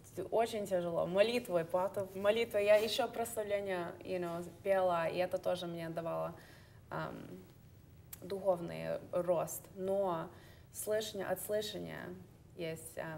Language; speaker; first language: Russian; early bilingual, heritage; Russian